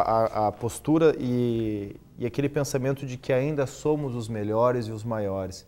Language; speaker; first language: Portuguese; native; Portuguese